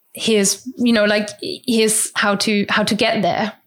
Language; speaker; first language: English; non-native, fluent; German